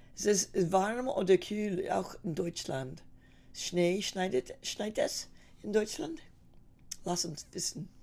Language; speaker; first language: German; non-native, fluent; English